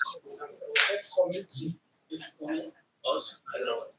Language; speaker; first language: German; non-native, learner; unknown